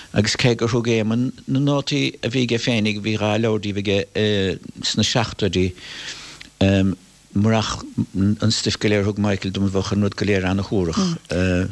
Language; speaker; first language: Irish; native; Irish